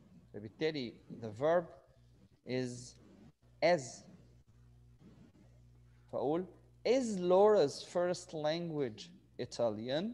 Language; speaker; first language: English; non-native, fluent; Arabic